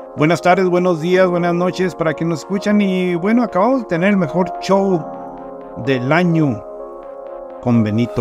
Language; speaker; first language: Spanish; native; Spanish